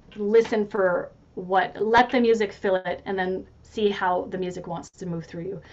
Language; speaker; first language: English; native; English